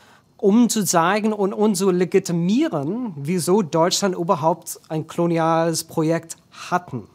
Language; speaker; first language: German; non-native, fluent; English